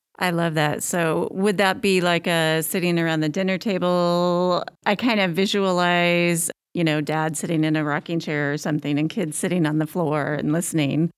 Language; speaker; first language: English; native; English